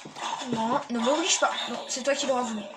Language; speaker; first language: French; native; French